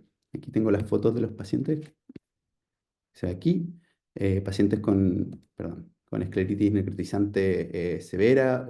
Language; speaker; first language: Spanish; native; Spanish